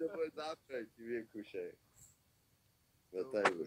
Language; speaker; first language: Russian; non-native, learner; Persian